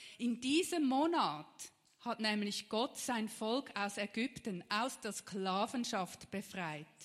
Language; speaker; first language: German; native; German